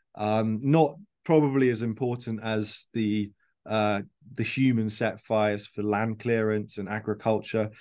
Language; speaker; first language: English; native; English